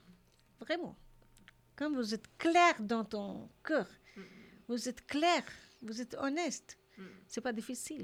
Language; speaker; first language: French; non-native, learner; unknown